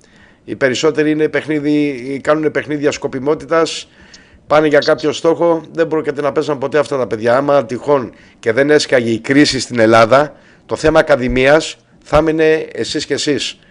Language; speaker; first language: Greek; native; Greek